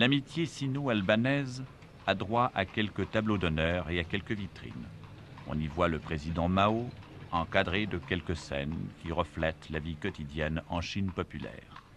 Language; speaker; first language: French; native; French